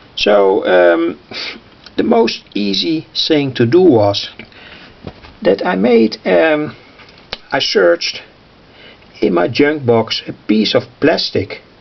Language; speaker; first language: English; non-native, fluent; Dutch